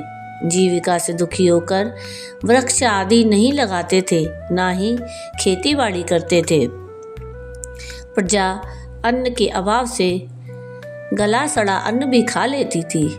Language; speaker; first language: Hindi; native; Hindi